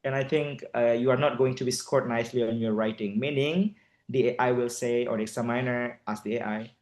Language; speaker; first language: English; non-native, fluent; Indonesian